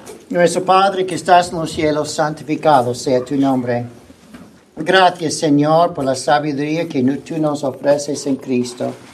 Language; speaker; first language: Spanish; non-native, fluent; English